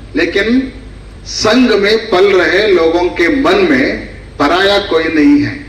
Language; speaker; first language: Hindi; non-native, local second language; Kannada